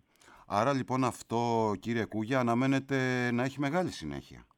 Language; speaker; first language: Greek; native; Greek